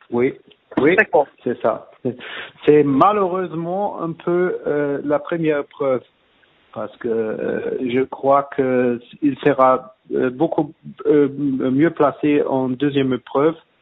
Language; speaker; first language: French; non-native, fluent; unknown